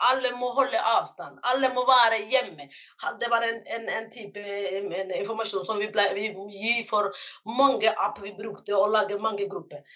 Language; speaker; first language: Norwegian; non-native, fluent; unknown